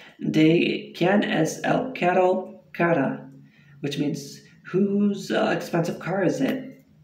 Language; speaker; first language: English; native; English